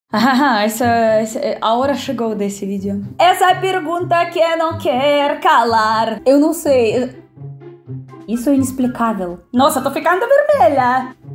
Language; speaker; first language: Portuguese; non-native, fluent; Russian